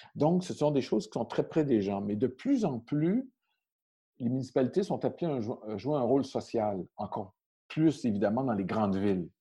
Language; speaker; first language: French; native; French